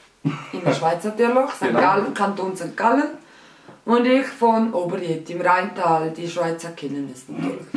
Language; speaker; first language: German; early bilingual, other home language; Albanian